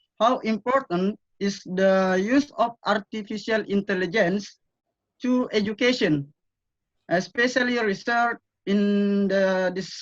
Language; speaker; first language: English; non-native, learner; Indonesian